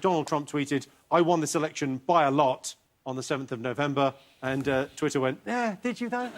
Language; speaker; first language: English; native; English